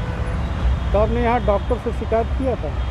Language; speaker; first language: Hindi; native; Hindi